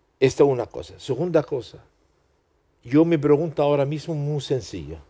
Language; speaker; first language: Spanish; non-native, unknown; Arabic